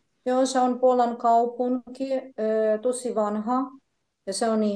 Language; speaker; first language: Finnish; non-native, fluent; Polish